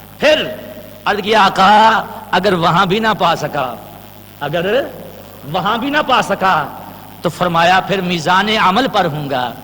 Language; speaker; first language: Urdu; non-native, local second language; Punjabi